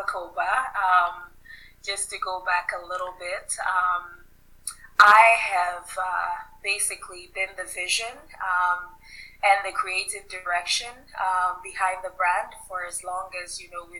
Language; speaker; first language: English; non-native, local second language; Yoruba